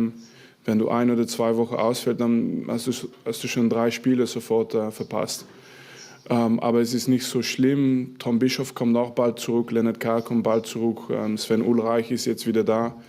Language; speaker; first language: German; non-native, fluent; French